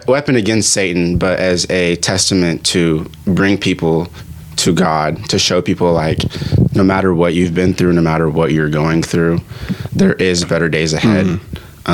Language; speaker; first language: English; early bilingual, other home language; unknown